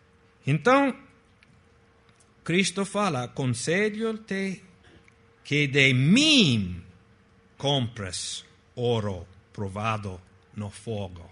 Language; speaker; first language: Portuguese; non-native, fluent; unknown